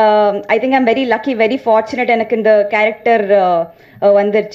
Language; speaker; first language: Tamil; non-native, learner; Telugu